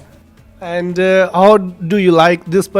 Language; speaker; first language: English; non-native, local second language; Urdu